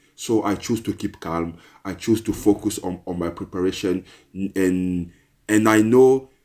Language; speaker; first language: English; non-native, local second language; Basaa